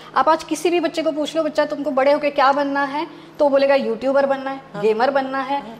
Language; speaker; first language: Hindi; non-native, local second language; Gujarati